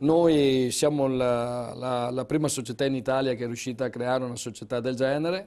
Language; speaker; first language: Italian; native; Italian